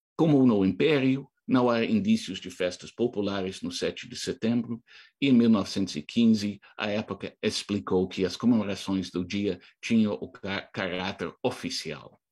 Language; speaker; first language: Portuguese; non-native, fluent; English